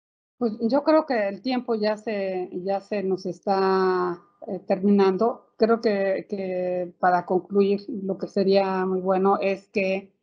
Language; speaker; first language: Spanish; native; Spanish